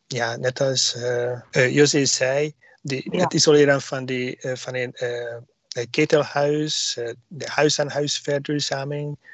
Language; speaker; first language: Dutch; non-native, learner; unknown